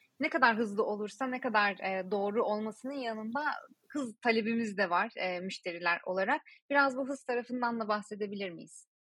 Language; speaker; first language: Turkish; native; Turkish